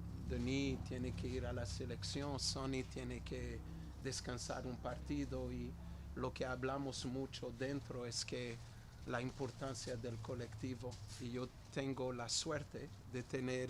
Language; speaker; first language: Spanish; non-native, fluent; Portuguese